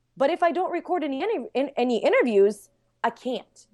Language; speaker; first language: English; non-native, fluent; Russian